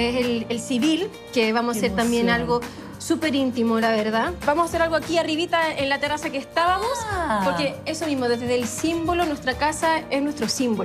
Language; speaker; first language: Spanish; native; Spanish